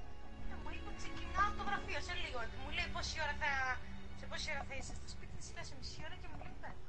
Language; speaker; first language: Greek; native; Greek